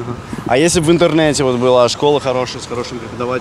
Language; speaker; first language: Russian; native; Russian